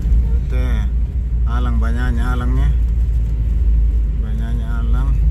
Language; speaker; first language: Indonesian; native; Indonesian